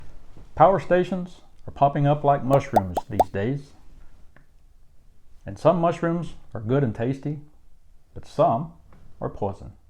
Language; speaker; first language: English; native; English